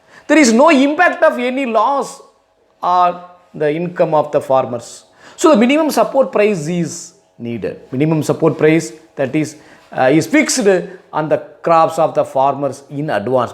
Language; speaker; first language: English; non-native, local second language; Tamil